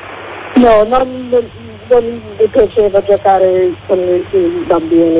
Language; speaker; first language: Italian; early bilingual, heritage; English